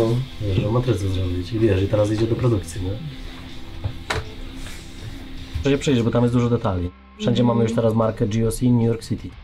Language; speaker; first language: Polish; native; Polish